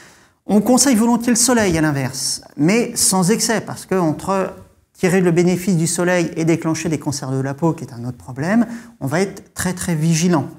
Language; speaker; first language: French; native; French